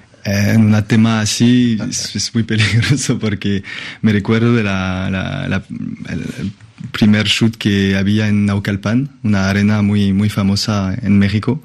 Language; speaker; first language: Spanish; non-native, fluent; French